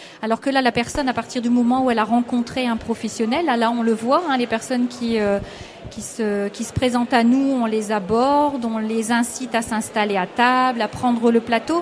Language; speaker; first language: French; native; French